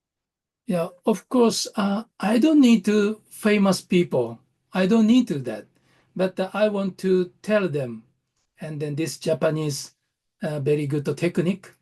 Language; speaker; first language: English; non-native, learner; Japanese